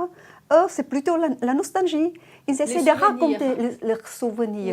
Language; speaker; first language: French; non-native, fluent; Vietnamese